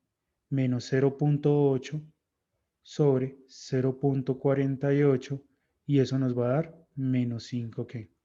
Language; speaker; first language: Spanish; native; Spanish